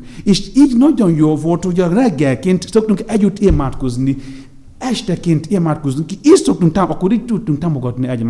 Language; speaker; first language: Hungarian; non-native, fluent; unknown